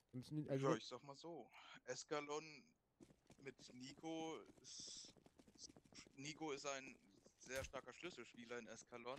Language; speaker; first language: German; native; German